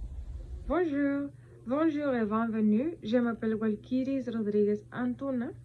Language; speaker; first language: French; non-native, learner; Spanish